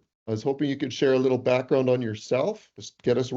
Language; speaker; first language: English; native; English